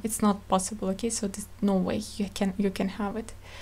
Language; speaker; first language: English; non-native, fluent; Azerbaijani